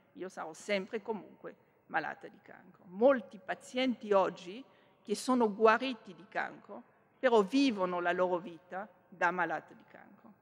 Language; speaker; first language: Italian; non-native, fluent; French